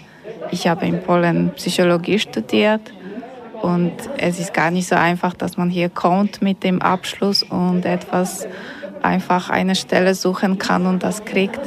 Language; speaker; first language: German; non-native, fluent; Polish